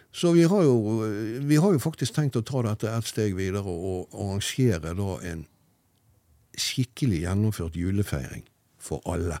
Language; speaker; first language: Norwegian; native; Norwegian